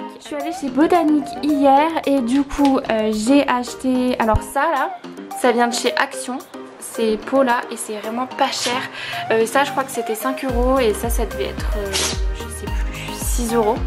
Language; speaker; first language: French; native; French